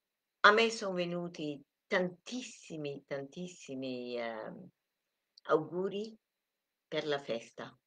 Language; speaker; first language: Italian; non-native, fluent; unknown